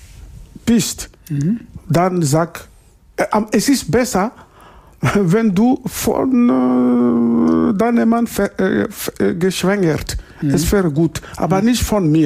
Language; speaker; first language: German; non-native, learner; Lingala